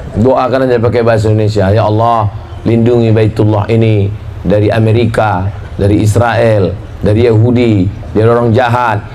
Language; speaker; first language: Indonesian; native; Indonesian